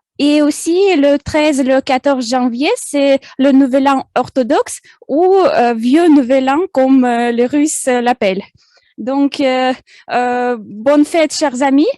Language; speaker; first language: French; non-native, fluent; Russian